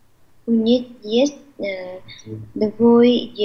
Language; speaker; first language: Russian; non-native, learner; Vietnamese